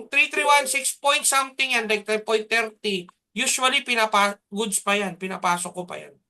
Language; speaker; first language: Filipino; native; Filipino